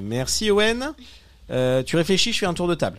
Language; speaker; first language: French; native; French